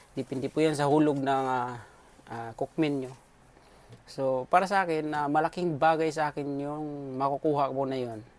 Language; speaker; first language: Filipino; non-native, local second language; Cebuano